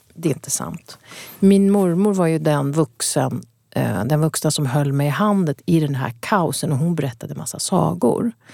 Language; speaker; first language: Swedish; early bilingual, other home language; Kurdish